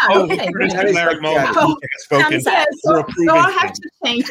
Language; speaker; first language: English; non-native, fluent; Portuguese